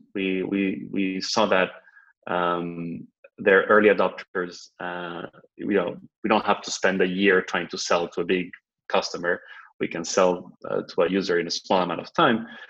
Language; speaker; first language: English; non-native, fluent; Spanish